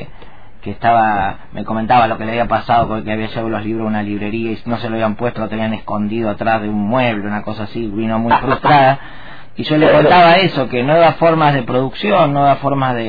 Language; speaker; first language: Spanish; native; Spanish